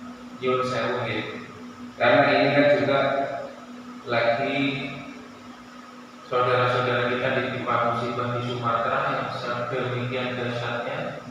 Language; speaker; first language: Indonesian; non-native, local second language; Javanese